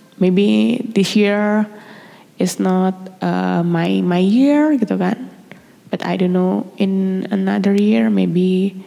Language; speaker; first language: English; non-native, learner; Indonesian